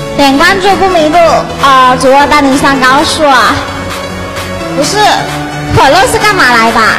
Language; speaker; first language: Chinese; non-native, local second language; Cantonese